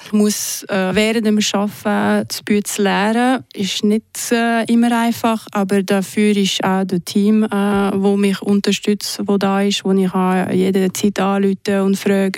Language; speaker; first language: German; non-native, local second language; French